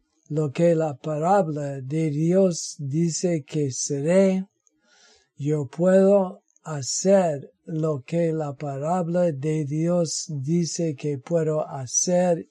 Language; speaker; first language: Spanish; non-native, learner; English